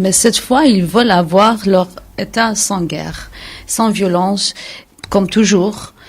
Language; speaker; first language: French; non-native, fluent; Kurdish